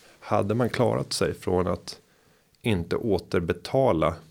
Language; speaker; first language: Swedish; native; Swedish